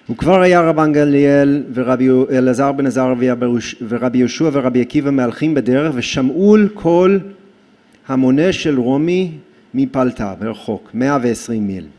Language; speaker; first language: Hebrew; non-native, fluent; English